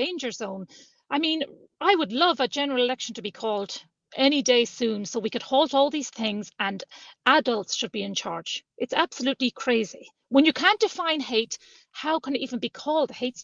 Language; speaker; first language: English; native; English